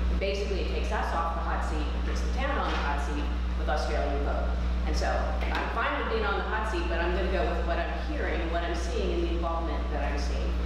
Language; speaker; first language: English; native; English